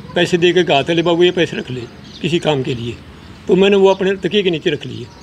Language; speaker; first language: Hindi; native; Hindi